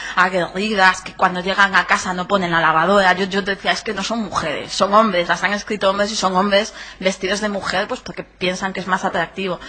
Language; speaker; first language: Spanish; native; Spanish